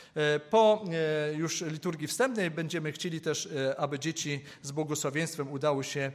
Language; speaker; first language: Polish; native; Polish